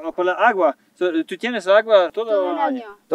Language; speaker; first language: Spanish; non-native, learner; Serbian